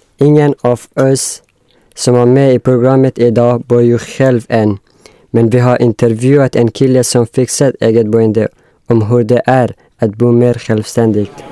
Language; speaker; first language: Swedish; non-native, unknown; Persian